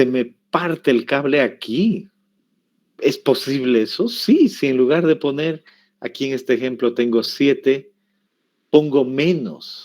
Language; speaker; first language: Spanish; native; Spanish